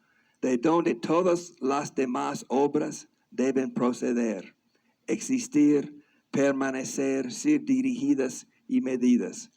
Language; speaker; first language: Spanish; non-native, fluent; English